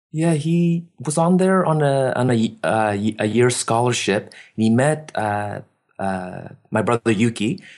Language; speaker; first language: English; native; English